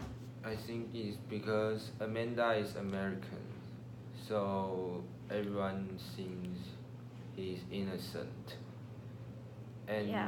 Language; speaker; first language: English; non-native, learner; Chinese